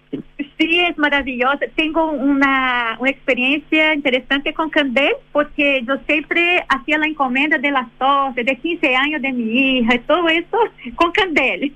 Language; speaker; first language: Spanish; non-native, fluent; Portuguese